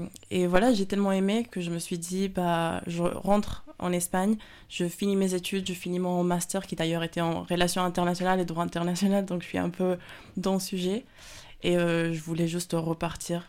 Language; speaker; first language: French; non-native, fluent; Spanish